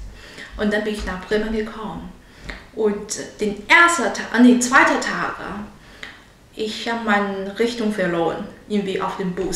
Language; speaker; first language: German; non-native, learner; Chinese